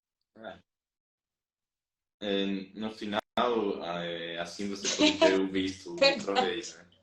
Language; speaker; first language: Portuguese; non-native, fluent; Spanish